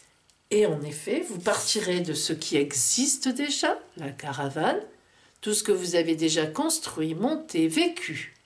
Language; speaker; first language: French; native; French